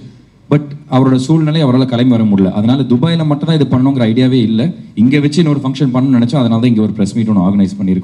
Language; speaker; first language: Tamil; native; Tamil